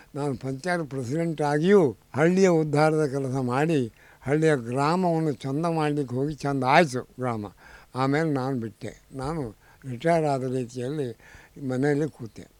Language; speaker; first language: Kannada; non-native, local second language; Tulu